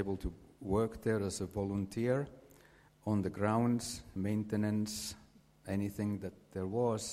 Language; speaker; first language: English; non-native, fluent; Finnish